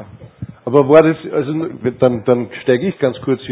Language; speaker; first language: German; native; German